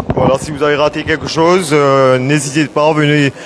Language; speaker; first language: French; non-native, local second language; Morisyen